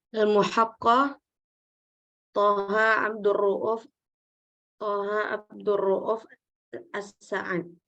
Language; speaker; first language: Arabic; non-native, learner; Indonesian